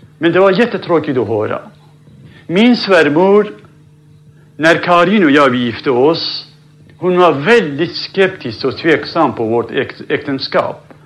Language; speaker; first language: Swedish; non-native, fluent; Central Kurdish